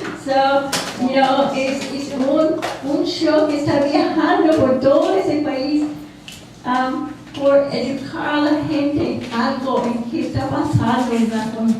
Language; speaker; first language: Spanish; non-native, learner; English